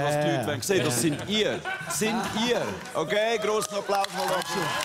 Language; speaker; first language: German; native; German